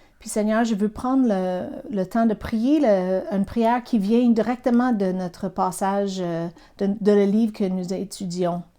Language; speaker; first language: French; non-native, fluent; English